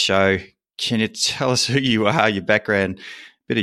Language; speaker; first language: English; native; English